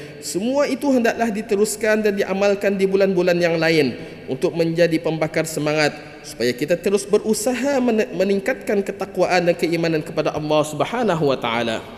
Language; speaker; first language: Malay; native; Malay